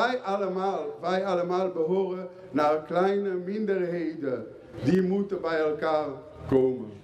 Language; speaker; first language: Dutch; non-native, fluent; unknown